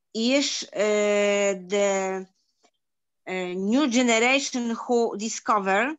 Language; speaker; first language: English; non-native, learner; Polish